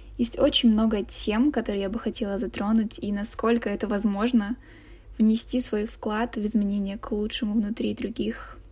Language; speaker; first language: Russian; native; Russian